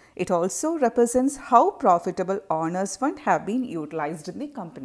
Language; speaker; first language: English; non-native, local second language; Malayalam